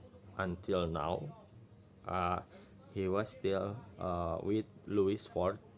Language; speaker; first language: English; non-native, learner; Indonesian